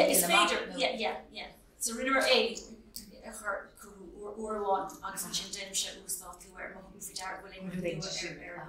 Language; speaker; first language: Irish; non-native, local second language; English